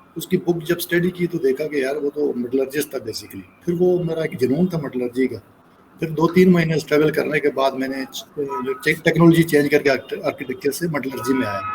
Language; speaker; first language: Urdu; non-native, local second language; Punjabi